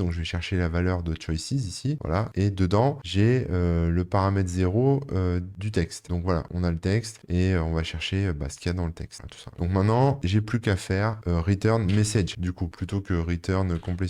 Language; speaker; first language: French; native; French